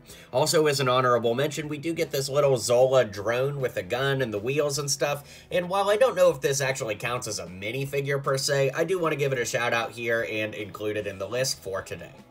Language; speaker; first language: English; native; English